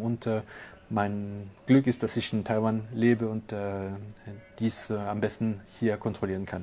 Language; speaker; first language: German; non-native, local second language; French